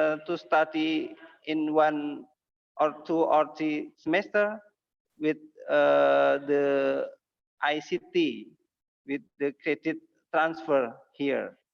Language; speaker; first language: English; non-native, learner; Indonesian